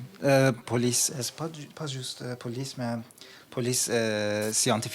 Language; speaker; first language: French; non-native, learner; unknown